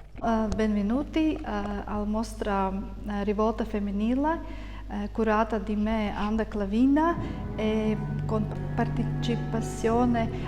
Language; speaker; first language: Italian; non-native, learner; Latvian